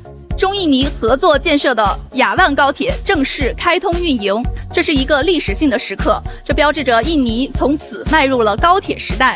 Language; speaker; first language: Chinese; native; Chinese